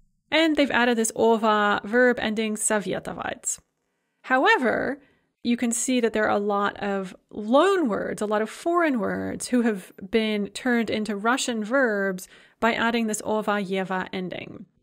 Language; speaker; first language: English; native; English